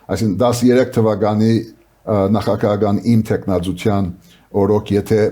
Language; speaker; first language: Armenian; early bilingual, heritage; Armenian